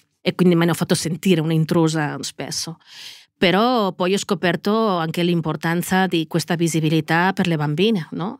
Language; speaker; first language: Italian; non-native, fluent; Catalan